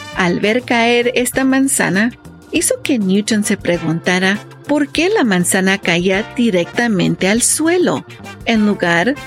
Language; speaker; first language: Spanish; native; Spanish